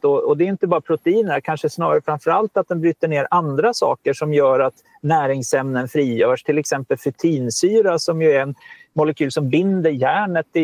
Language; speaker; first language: Swedish; native; Swedish